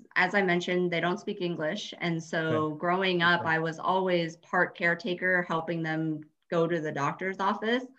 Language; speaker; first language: English; native; English